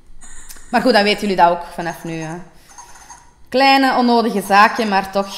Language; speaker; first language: Dutch; native; Dutch